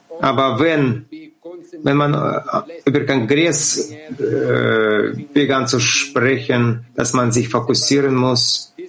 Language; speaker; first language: German; non-native, fluent; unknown